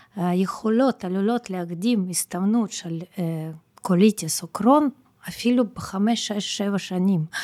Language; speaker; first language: Hebrew; non-native, fluent; Russian